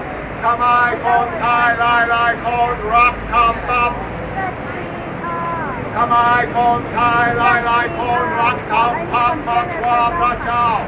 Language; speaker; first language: Thai; non-native, learner; English